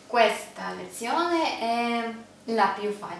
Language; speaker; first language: Italian; non-native, learner; English